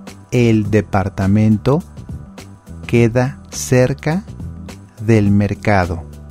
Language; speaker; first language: Spanish; native; Spanish